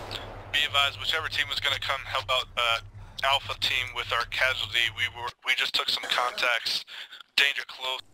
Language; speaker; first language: English; native; English